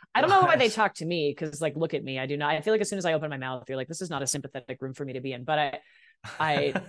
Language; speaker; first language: English; native; English